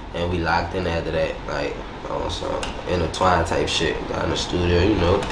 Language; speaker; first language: English; native; English